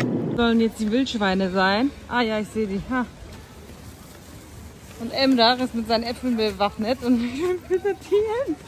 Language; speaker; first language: German; native; German